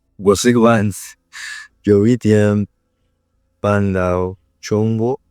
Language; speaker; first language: Chinese; non-native, learner; Spanish